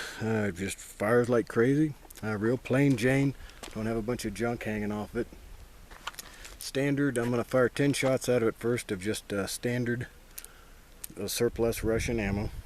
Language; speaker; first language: English; native; English